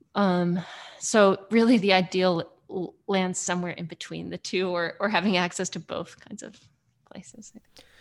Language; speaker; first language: English; native; English